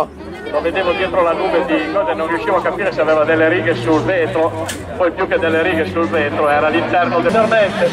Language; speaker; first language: Italian; native; Italian